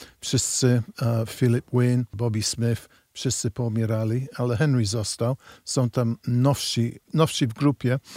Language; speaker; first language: Polish; non-native, fluent; English